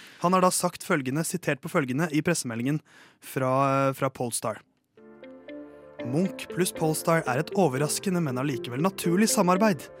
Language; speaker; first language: Norwegian; native; Norwegian